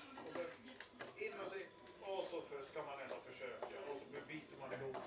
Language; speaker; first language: Swedish; native; Swedish